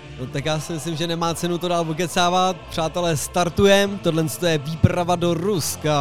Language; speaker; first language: Czech; native; Czech